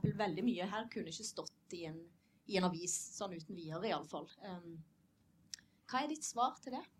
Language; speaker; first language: Norwegian; native; Norwegian